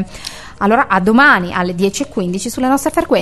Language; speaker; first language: Italian; native; Italian